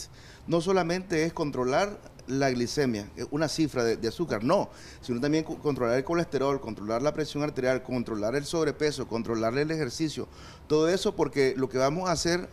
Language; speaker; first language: Spanish; native; Spanish